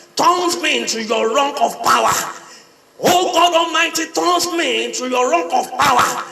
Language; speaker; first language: English; non-native, local second language; Yoruba